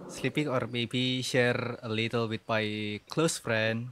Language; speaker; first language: English; non-native, learner; Indonesian